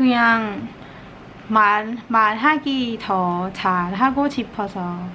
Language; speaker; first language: Korean; non-native, learner; Thai